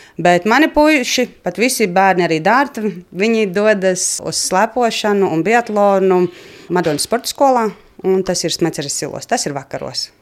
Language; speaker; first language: Latvian; native; Latvian